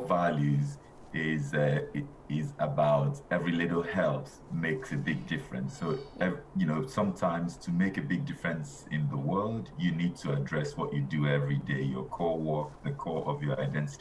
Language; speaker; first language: English; non-native, local second language; Igbo